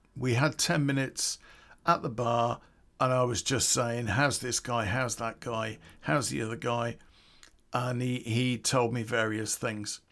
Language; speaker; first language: English; native; English